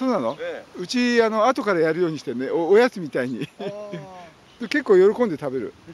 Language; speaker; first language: Japanese; native; Japanese